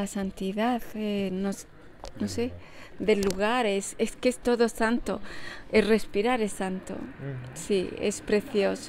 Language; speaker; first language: Spanish; early bilingual, heritage; Spanish